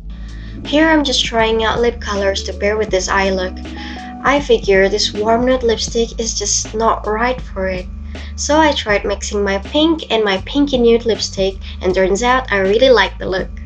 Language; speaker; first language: English; non-native, fluent; Indonesian